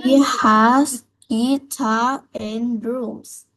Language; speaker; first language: English; non-native, learner; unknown